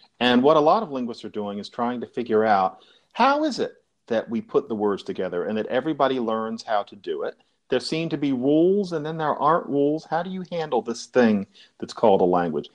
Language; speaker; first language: English; native; English